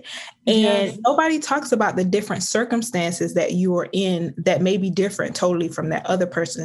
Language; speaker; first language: English; native; English